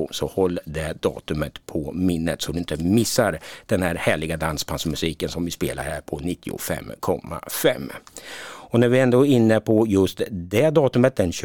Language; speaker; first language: Swedish; native; Swedish